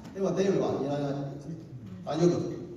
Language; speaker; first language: Japanese; non-native, learner; Cantonese